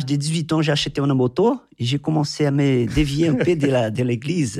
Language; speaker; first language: French; non-native, fluent; Portuguese